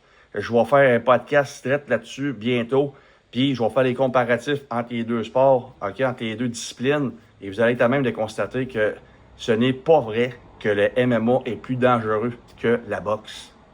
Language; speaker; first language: French; native; French